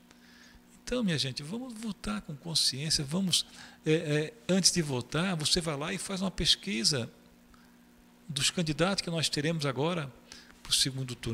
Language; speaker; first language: Portuguese; native; Portuguese